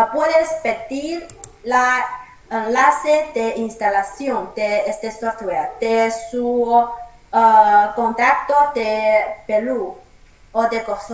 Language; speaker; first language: Spanish; non-native, learner; Chinese